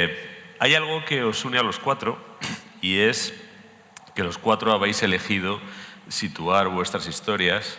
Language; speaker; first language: Spanish; native; Spanish